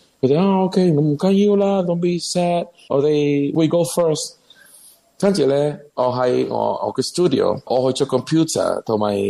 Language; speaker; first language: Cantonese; non-native, learner; Spanish